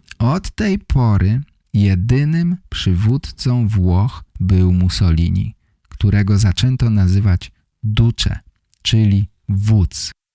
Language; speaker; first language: Polish; native; Polish